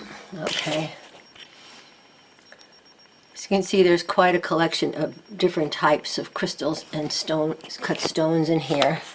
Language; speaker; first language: English; native; English